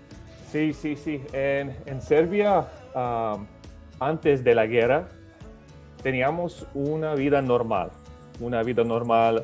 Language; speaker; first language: Spanish; early bilingual, other home language; Serbian